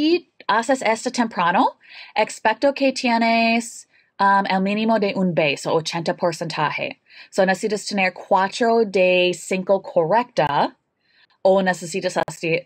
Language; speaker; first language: Spanish; non-native, learner; English